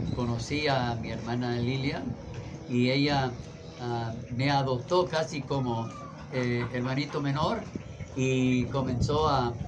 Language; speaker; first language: Spanish; non-native, fluent; English